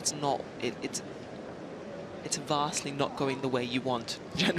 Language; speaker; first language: English; native; English